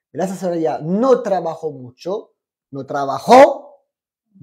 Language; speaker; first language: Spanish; non-native, fluent; French